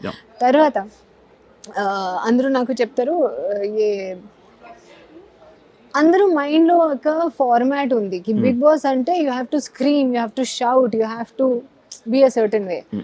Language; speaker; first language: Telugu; non-native, learner; Hindi